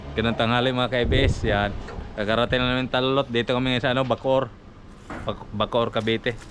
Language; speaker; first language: Filipino; non-native, local second language; Masbatenyo